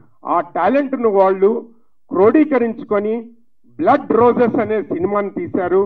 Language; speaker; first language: Telugu; native; Telugu